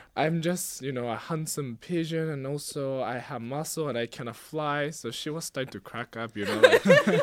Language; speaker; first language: English; non-native, fluent; Japanese